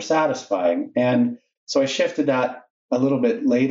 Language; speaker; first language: English; native; English